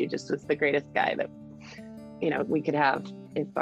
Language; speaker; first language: English; native; English